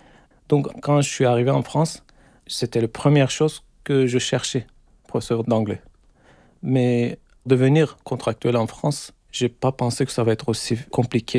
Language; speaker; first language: French; non-native, fluent; Turkish